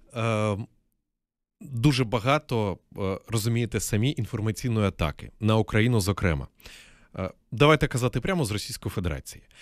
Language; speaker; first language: Ukrainian; native; Ukrainian